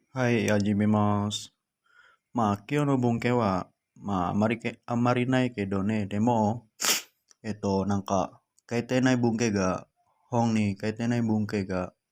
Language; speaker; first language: Japanese; non-native, learner; Indonesian